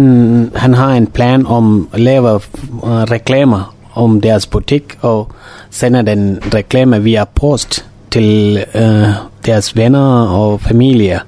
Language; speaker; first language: Danish; non-native, learner; Tamil